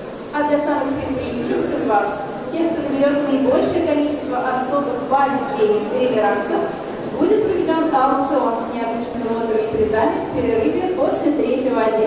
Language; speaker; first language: Russian; native; Russian